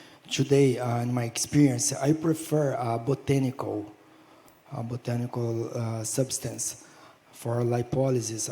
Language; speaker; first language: English; non-native, fluent; Portuguese